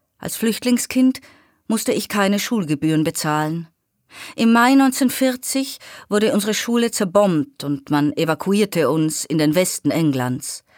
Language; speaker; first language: German; native; German